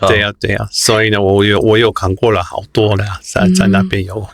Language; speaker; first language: Chinese; non-native, learner; English